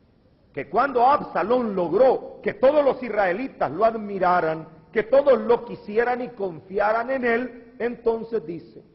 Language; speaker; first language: Spanish; native; Spanish